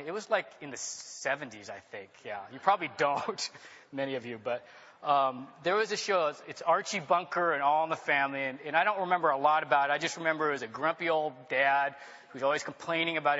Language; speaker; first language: English; native; English